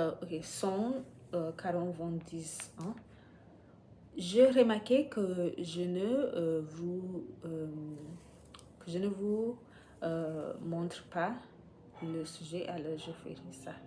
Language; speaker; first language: French; non-native, learner; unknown